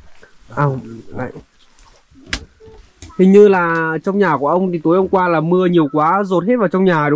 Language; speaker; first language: Vietnamese; native; Vietnamese